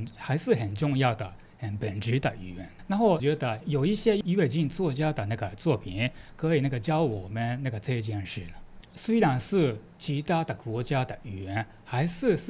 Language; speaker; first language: Chinese; non-native, fluent; Japanese